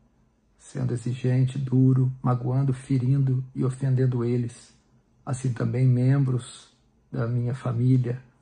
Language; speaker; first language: Portuguese; native; Portuguese